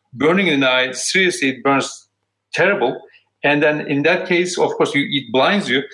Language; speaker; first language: English; non-native, fluent; Turkish